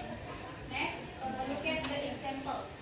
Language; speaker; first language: English; non-native, learner; Indonesian